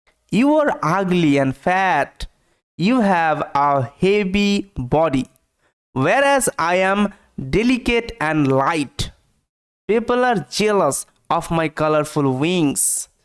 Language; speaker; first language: English; non-native, local second language; Bangla